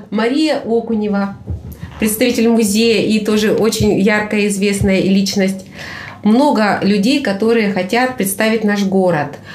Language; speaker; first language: Russian; native; Russian